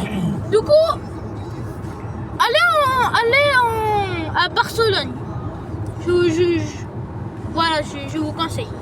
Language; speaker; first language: French; early bilingual, other home language; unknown